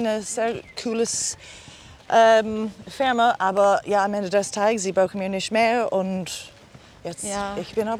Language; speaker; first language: German; non-native, learner; English